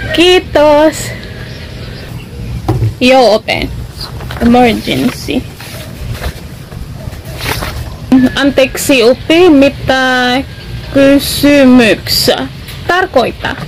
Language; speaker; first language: Finnish; non-native, learner; Filipino